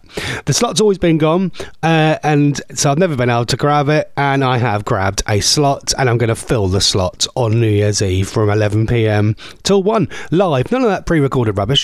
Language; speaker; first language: English; native; English